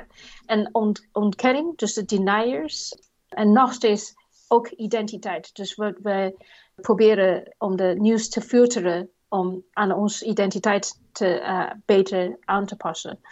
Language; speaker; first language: Dutch; non-native, learner; Chinese